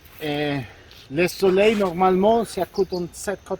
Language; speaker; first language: French; non-native, fluent; Spanish